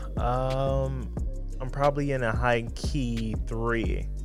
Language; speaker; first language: English; native; English